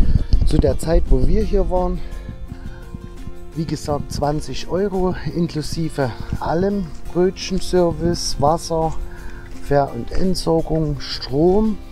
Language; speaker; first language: German; native; German